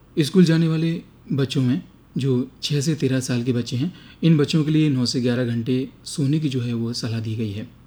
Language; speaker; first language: Hindi; native; Hindi